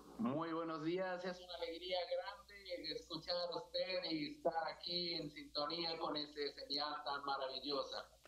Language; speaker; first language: Spanish; non-native, fluent; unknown